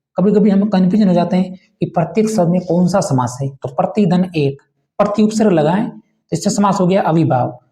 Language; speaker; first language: Hindi; native; Hindi